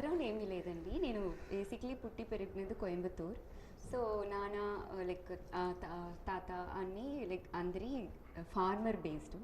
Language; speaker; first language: Telugu; non-native, learner; Tamil